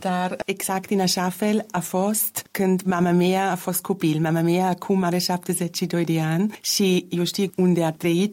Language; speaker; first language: Romanian; non-native, learner; German